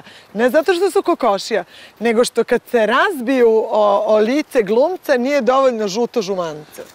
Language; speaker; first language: Serbian; native; Serbian